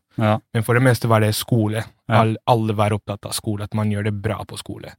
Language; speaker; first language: Norwegian; early bilingual, other home language; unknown